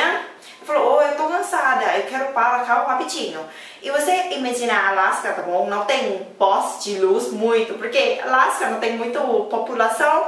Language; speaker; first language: Portuguese; non-native, learner; Thai